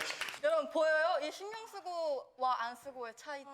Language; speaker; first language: Korean; native; Korean